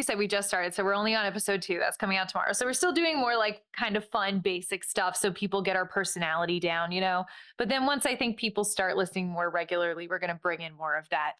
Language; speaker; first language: English; native; English